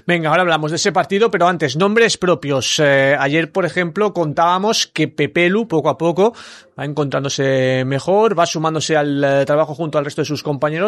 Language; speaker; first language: Spanish; native; Spanish